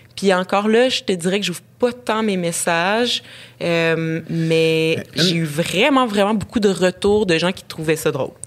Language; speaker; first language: French; native; French